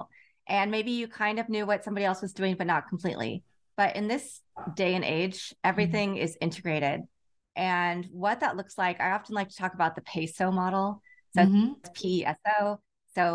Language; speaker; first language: English; native; English